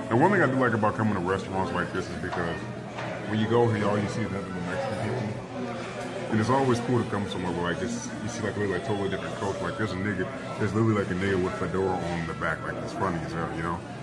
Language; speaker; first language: English; native; English